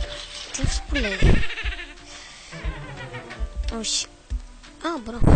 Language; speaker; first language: Greek; native; Greek